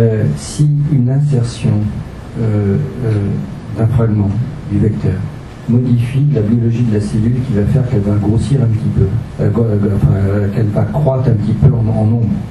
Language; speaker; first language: French; native; French